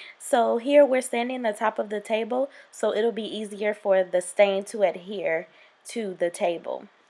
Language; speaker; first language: English; native; English